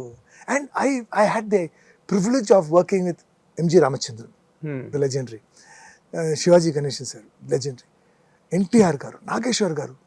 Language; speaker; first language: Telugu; non-native, fluent; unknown